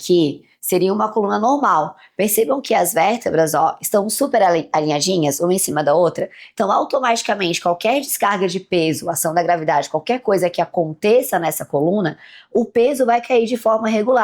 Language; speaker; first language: Portuguese; native; Portuguese